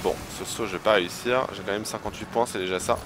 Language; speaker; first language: French; native; French